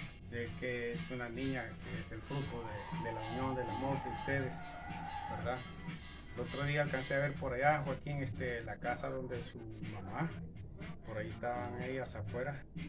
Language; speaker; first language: Spanish; native; Spanish